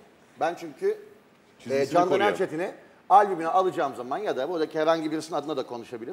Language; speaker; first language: Turkish; native; Turkish